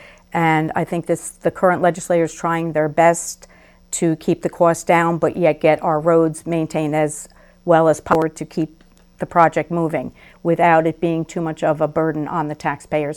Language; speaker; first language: English; native; English